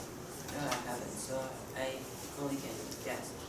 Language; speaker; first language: English; non-native, learner; Chinese